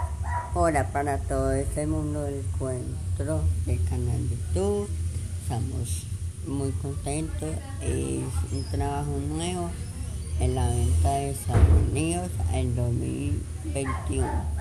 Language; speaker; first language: Spanish; non-native, learner; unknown